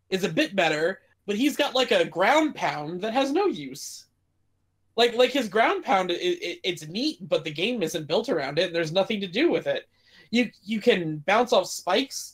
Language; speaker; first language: English; native; English